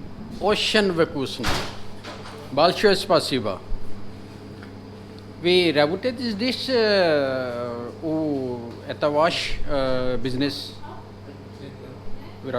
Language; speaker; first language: Russian; non-native, learner; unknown